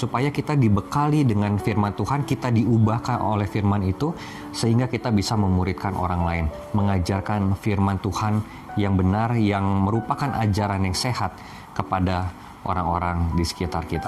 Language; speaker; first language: Indonesian; native; Indonesian